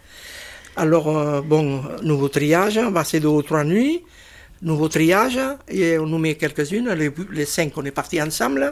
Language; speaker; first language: French; non-native, fluent; Catalan